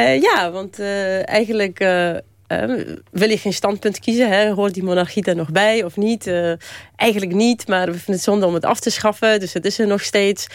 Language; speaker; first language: Dutch; early bilingual, other home language; Polish